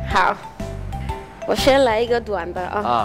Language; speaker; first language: Chinese; non-native, fluent; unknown